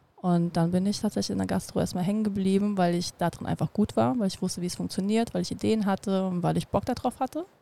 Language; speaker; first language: German; early bilingual, other home language; Russian